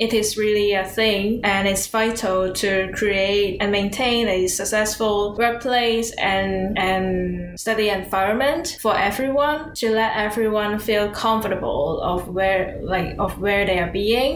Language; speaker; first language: English; non-native, local second language; Cantonese